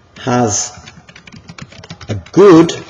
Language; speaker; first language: English; native; English